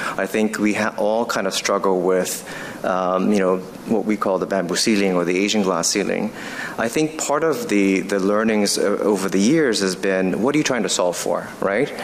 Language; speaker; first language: English; non-native, fluent; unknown